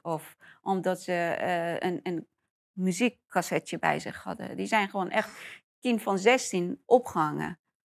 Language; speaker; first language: Dutch; non-native, fluent; Persian